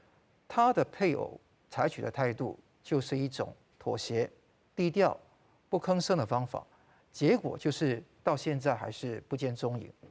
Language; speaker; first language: Chinese; non-native, local second language; Cantonese